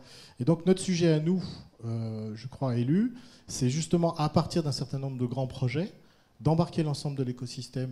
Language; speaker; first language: French; native; French